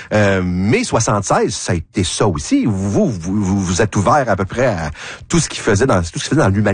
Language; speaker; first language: French; native; French